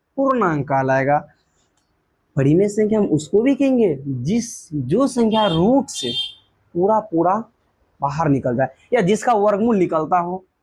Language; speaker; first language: Hindi; native; Hindi